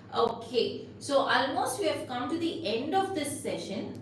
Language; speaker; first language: English; non-native, local second language; Tamil